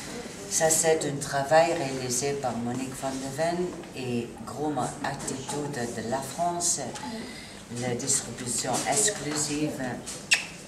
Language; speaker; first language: French; non-native, learner; Italian